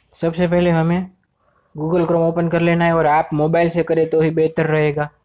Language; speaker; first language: Hindi; non-native, local second language; Gujarati